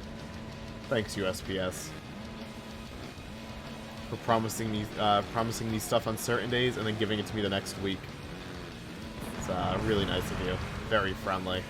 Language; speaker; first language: English; native; English